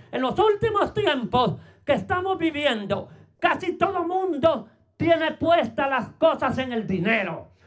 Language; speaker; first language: Spanish; native; Spanish